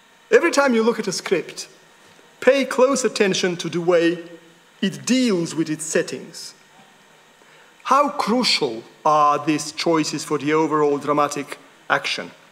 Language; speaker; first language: English; non-native, fluent; Macedonian